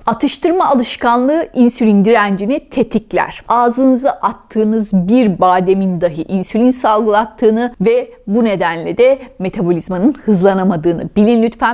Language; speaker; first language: Turkish; native; Turkish